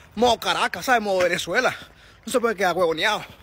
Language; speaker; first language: Spanish; native; Spanish